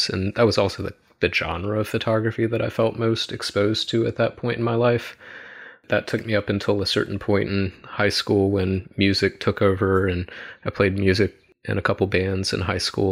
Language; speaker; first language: English; native; English